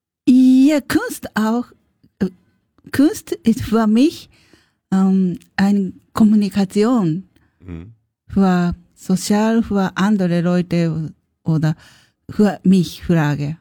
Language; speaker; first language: German; non-native, learner; Japanese